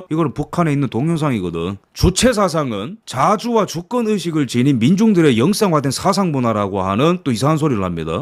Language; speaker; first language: Korean; native; Korean